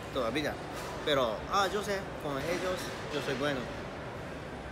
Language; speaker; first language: Spanish; non-native, learner; Japanese